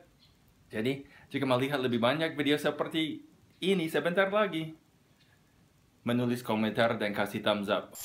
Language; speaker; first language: Indonesian; non-native, fluent; English